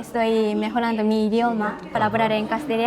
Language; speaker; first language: Spanish; non-native, learner; Japanese